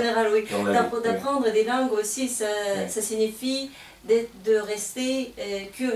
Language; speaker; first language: French; non-native, fluent; Kazakh